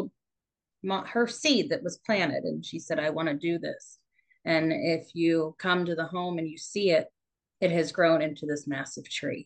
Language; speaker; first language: English; native; English